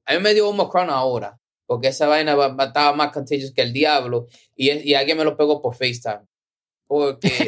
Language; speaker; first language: Spanish; early bilingual, heritage; Spanish